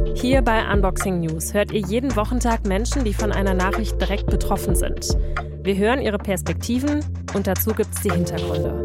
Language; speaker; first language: German; native; German